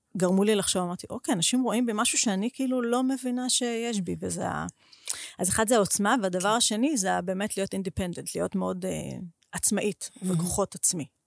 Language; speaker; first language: Hebrew; native; Hebrew